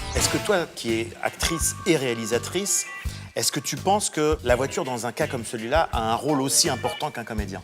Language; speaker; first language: French; native; French